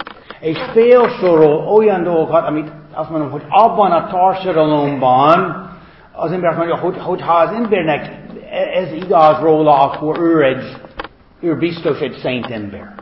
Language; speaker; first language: Hungarian; non-native, fluent; English